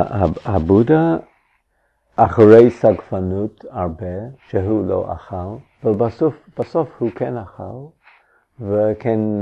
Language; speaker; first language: Hebrew; non-native, fluent; English